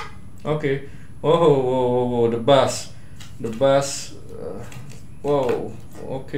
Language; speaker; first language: English; non-native, learner; Indonesian